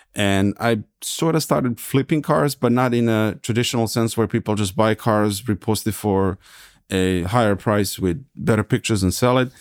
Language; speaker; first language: English; non-native, fluent; Serbian